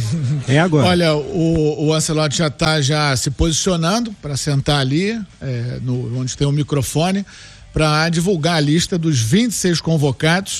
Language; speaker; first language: Portuguese; native; Portuguese